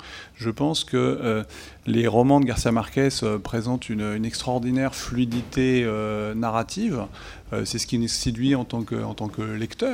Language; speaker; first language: French; native; French